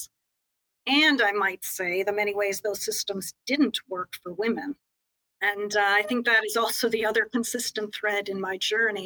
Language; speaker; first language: English; native; English